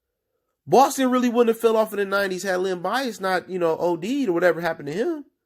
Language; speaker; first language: English; native; English